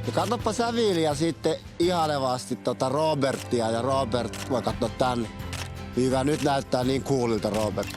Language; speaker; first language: Finnish; native; Finnish